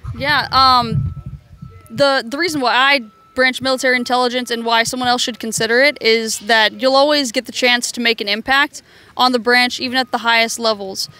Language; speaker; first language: English; native; English